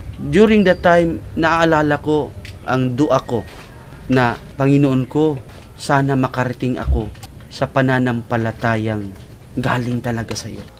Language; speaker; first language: Filipino; non-native, local second language; Cebuano